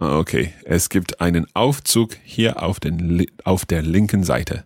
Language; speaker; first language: German; non-native, fluent; English